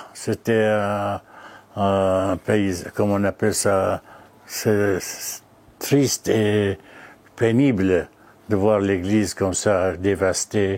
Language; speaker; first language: French; non-native, fluent; Arabic